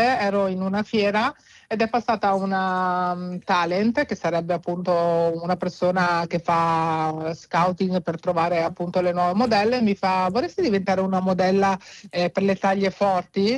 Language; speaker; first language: Italian; native; Italian